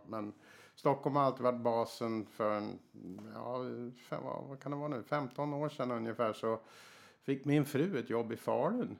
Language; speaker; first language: Swedish; early bilingual, other home language; English